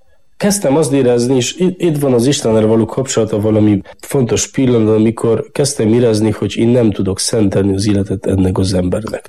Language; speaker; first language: Hungarian; non-native, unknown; Polish